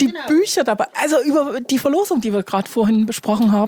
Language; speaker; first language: German; native; German